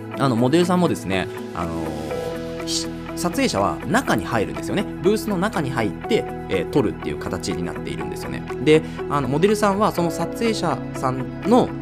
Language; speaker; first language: Japanese; native; Japanese